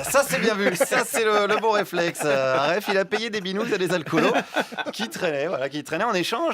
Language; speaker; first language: French; native; French